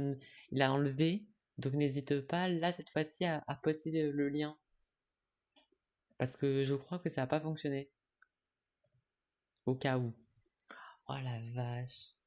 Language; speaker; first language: French; native; French